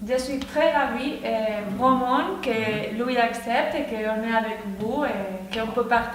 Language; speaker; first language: French; non-native, learner; Spanish